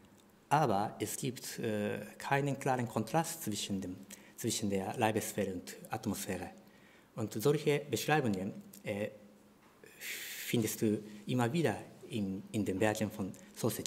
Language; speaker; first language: German; non-native, fluent; Japanese